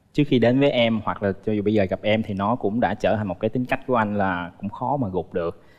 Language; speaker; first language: Vietnamese; native; Vietnamese